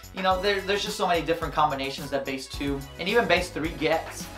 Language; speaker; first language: English; native; English